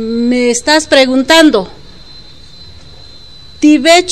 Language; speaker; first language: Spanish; non-native, local second language; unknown